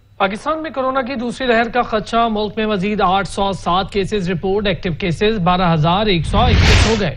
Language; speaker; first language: Urdu; native; Urdu